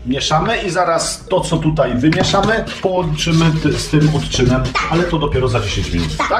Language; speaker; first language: Polish; native; Polish